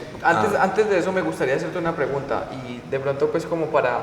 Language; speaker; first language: Spanish; native; Spanish